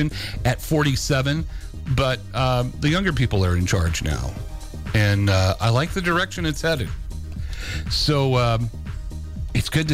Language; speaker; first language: English; native; English